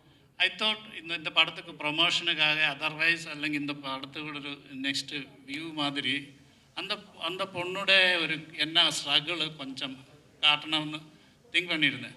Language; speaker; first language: Tamil; non-native, learner; Malayalam